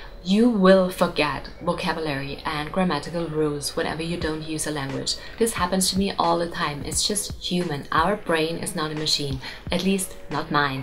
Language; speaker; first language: English; non-native, fluent; German